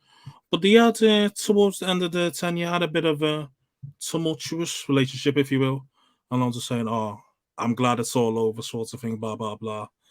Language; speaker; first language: English; native; English